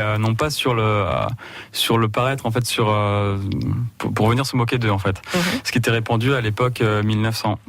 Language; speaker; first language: French; native; French